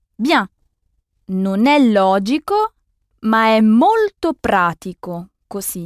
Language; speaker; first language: Italian; non-native, fluent; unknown